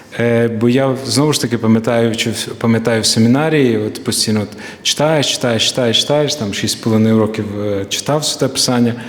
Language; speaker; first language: Ukrainian; native; Ukrainian